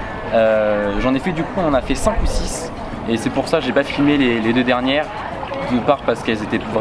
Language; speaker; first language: French; native; French